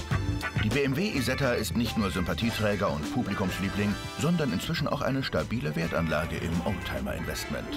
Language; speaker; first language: German; native; German